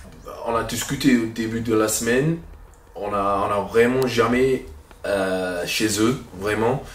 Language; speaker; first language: French; non-native, fluent; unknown